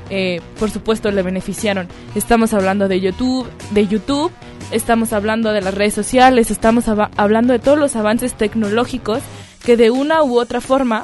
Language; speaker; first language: Spanish; native; Spanish